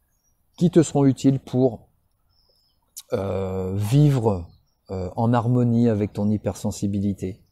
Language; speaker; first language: French; native; French